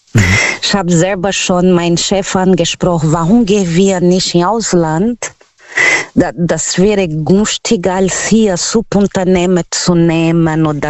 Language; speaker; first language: German; non-native, learner; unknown